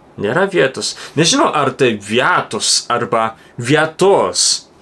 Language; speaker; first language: Lithuanian; non-native, learner; Japanese